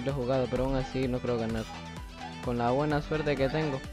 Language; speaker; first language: Spanish; native; Spanish